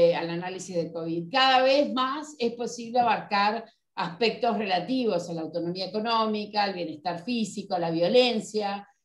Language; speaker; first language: Spanish; native; Spanish